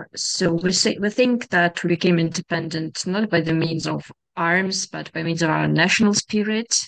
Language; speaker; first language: English; non-native, fluent; Ukrainian